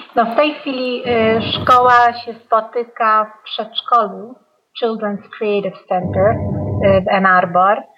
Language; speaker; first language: Polish; early bilingual, heritage; Polish